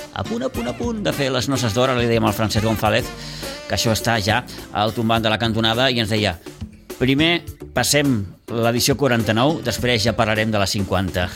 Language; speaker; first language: Catalan; native; Catalan